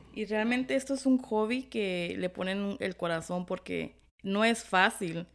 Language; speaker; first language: Spanish; early bilingual, heritage; Spanish